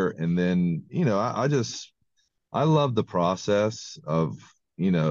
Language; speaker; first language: English; native; English